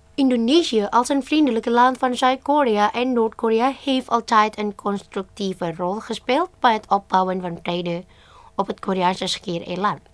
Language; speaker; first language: Dutch; non-native, fluent; Indonesian